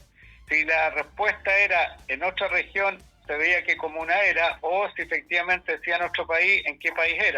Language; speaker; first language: Spanish; native; Spanish